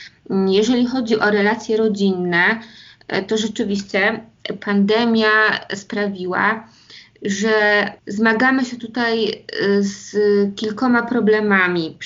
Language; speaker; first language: Polish; native; Polish